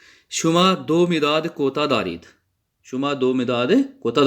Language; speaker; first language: Persian; non-native, fluent; Urdu